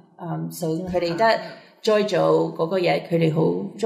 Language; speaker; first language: Cantonese; early bilingual, heritage; Cantonese